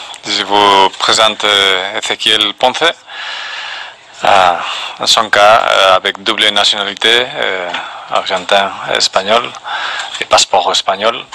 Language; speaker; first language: French; non-native, fluent; Spanish